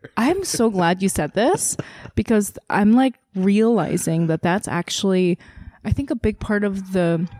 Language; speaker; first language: English; early bilingual, other home language; Korean